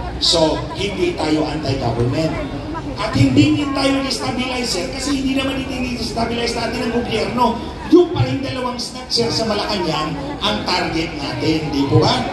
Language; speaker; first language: Filipino; non-native, local second language; Cebuano